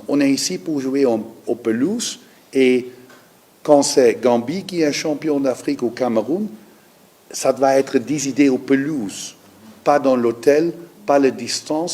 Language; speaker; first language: French; non-native, learner; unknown